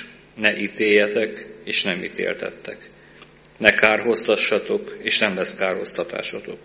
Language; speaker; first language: Hungarian; native; Hungarian